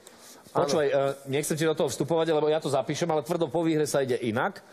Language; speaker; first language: Slovak; native; Slovak